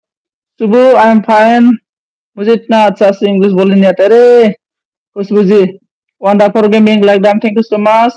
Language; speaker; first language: Hindi; non-native, local second language; Bodo